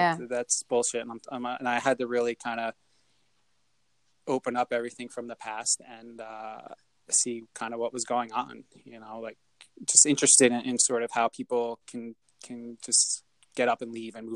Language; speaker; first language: English; native; English